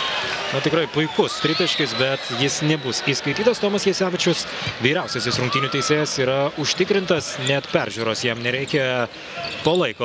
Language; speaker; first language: Lithuanian; native; Lithuanian